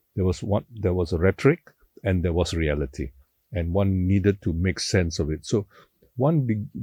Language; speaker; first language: English; non-native, local second language; Tamil